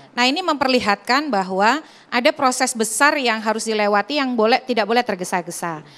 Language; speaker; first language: Indonesian; native; Indonesian